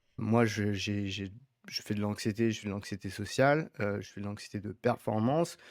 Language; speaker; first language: French; native; French